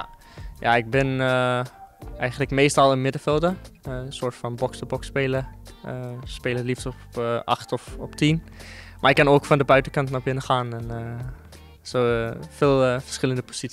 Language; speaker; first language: Dutch; non-native, fluent; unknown